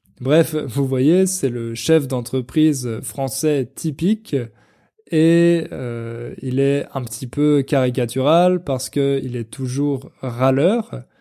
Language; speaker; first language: French; native; French